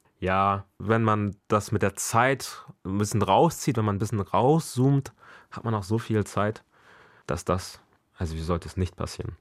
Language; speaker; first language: German; early bilingual, other home language; Akan